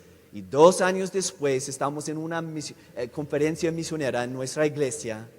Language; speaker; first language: Spanish; non-native, fluent; English